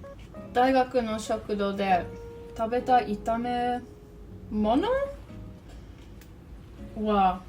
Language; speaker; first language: Japanese; non-native, learner; English